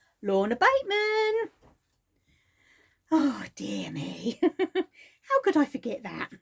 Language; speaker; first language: English; native; English